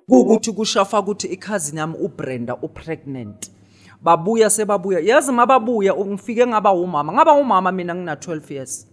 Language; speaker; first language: Zulu; non-native, local second language; Tswana